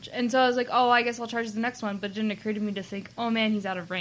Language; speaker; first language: English; native; English